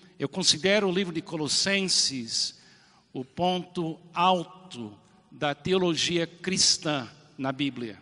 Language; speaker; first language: Portuguese; non-native, fluent; English